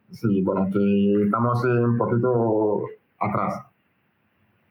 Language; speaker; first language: Spanish; non-native, learner; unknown